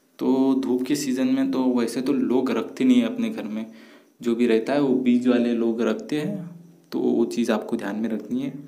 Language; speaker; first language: Hindi; non-native, local second language; Marathi